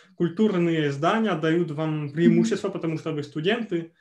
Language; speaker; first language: Russian; non-native, fluent; French